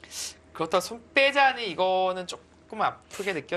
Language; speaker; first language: Korean; native; Korean